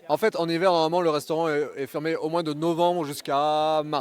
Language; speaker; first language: French; native; French